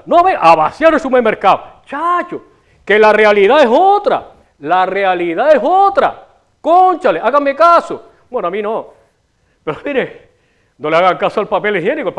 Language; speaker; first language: Spanish; native; Spanish